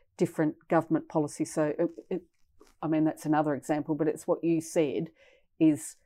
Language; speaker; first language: English; native; English